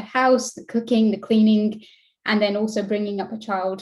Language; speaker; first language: English; native; English